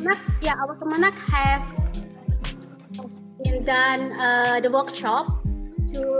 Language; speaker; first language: English; non-native, learner; Indonesian